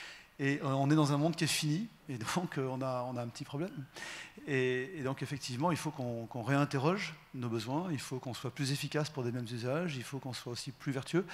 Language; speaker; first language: French; native; French